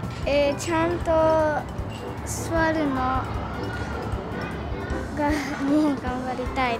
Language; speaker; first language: Japanese; early bilingual, heritage; Japanese